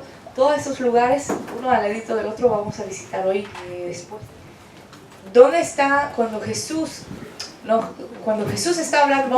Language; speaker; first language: Spanish; non-native, fluent; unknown